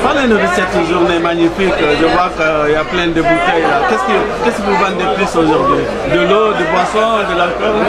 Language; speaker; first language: French; native; French